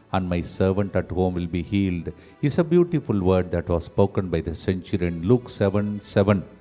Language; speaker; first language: English; non-native, local second language; Telugu